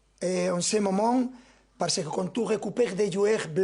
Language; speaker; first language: French; non-native, fluent; Spanish